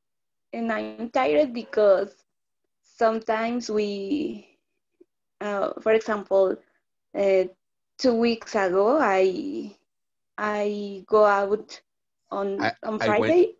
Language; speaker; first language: English; non-native, learner; Spanish